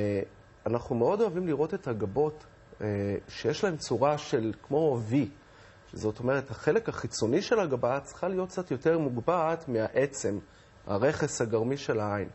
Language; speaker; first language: Hebrew; native; Hebrew